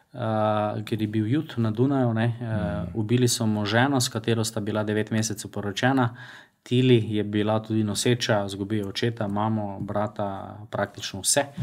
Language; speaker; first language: Slovenian; native; Slovenian